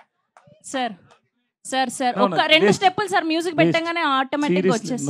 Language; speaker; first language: Telugu; native; Telugu